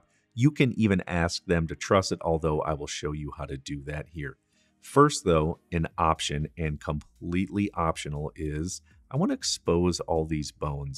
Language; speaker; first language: English; native; English